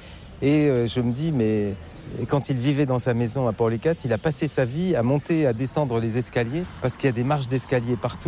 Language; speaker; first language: French; native; French